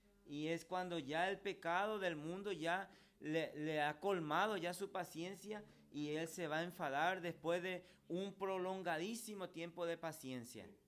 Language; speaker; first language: Spanish; native; Spanish